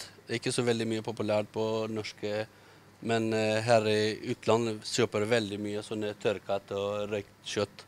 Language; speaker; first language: Norwegian; non-native, learner; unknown